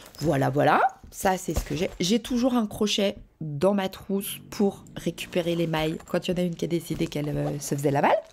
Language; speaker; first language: French; native; French